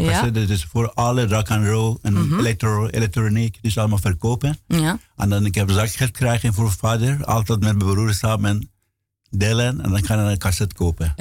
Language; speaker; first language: Dutch; non-native, learner; Persian